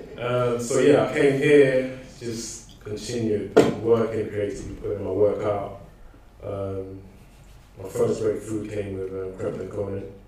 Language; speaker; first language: English; non-native, local second language; Akan